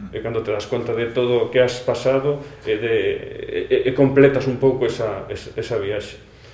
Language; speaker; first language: Galician; native; Galician